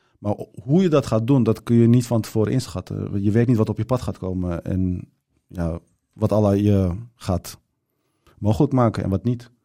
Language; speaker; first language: Dutch; early bilingual, other home language; Turkish